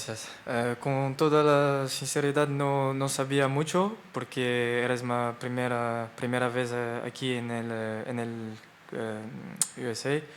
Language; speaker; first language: Spanish; non-native, fluent; French